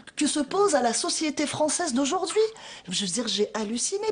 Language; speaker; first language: French; non-native, local second language; Arabic